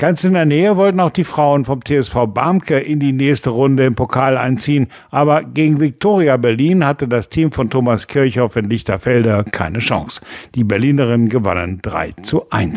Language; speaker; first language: German; native; German